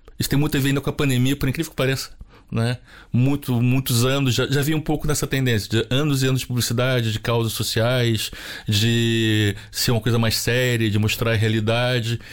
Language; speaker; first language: Portuguese; native; Portuguese